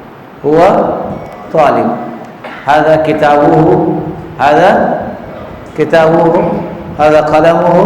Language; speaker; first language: Arabic; non-native, fluent; Urdu